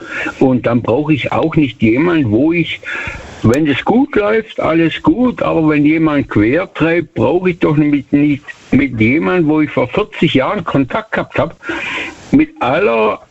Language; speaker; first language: German; native; German